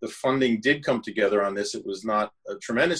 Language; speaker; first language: English; native; English